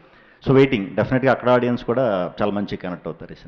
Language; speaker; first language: Telugu; native; Telugu